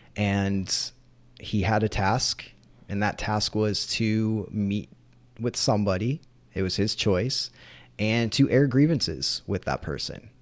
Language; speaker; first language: English; native; English